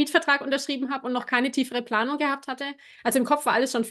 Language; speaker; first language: German; native; German